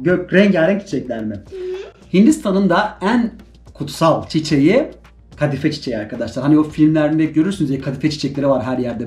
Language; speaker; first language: Turkish; native; Turkish